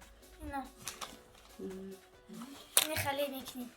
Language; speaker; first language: Persian; early bilingual, heritage; Tajik